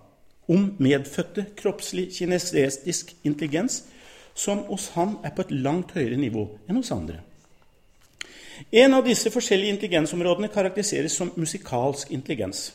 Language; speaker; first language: Norwegian; native; Norwegian